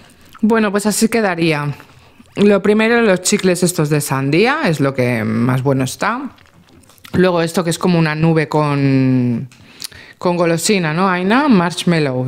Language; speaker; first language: Spanish; native; Spanish